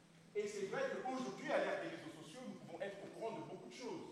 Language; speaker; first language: French; native; French